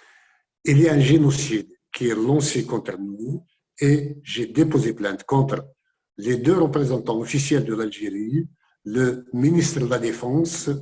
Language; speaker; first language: French; non-native, local second language; Kabyle